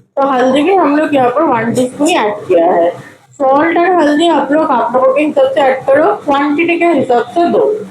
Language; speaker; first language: Hindi; non-native, local second language; Bangla